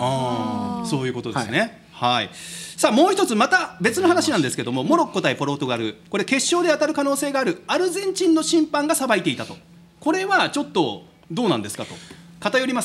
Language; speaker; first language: Japanese; native; Japanese